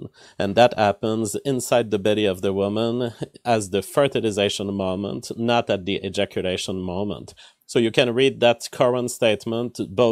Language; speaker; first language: English; non-native, fluent; French